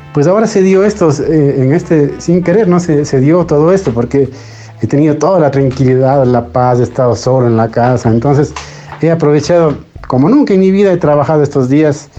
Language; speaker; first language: Spanish; native; Spanish